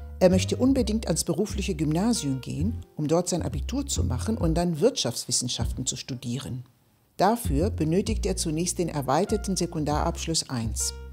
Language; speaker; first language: German; non-native, fluent; Greek